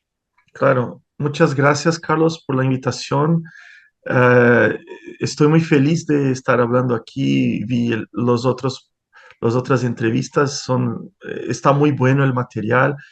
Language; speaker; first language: Spanish; non-native, fluent; Portuguese